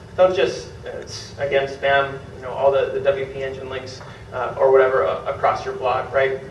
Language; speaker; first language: English; native; English